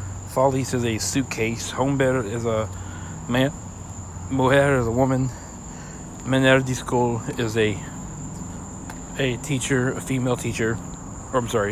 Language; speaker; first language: English; native; English